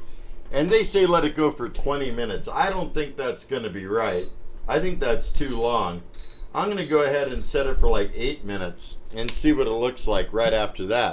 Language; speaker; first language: English; native; English